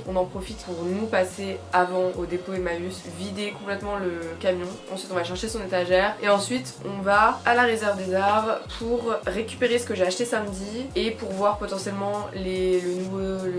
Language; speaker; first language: French; native; French